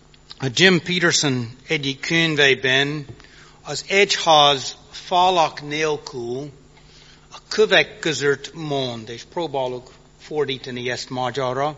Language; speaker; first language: Hungarian; early bilingual, heritage; English